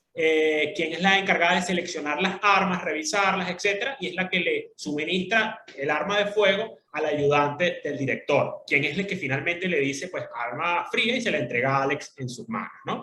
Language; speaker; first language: Spanish; native; Spanish